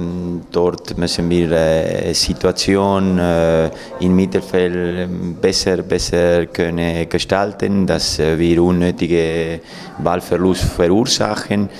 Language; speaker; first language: German; non-native, fluent; Spanish